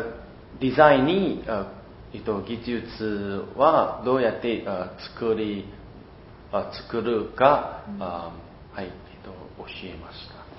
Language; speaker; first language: Japanese; non-native, learner; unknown